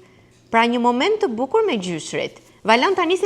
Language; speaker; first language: Albanian; native; Albanian